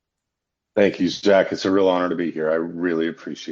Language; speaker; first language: English; native; English